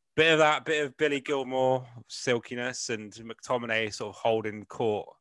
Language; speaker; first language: English; native; English